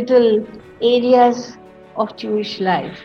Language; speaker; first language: English; non-native, local second language; Marathi